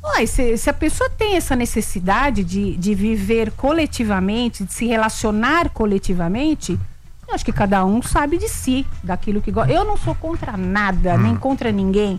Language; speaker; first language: Portuguese; native; Portuguese